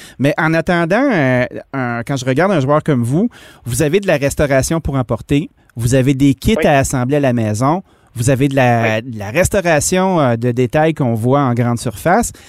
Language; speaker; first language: French; native; French